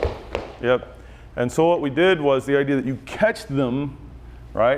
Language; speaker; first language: English; native; English